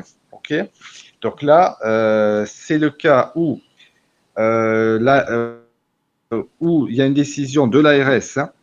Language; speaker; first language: French; native; French